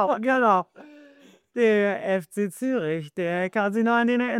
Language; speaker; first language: German; native; German